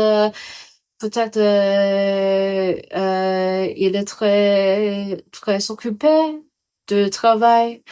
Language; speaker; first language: French; non-native, learner; Cantonese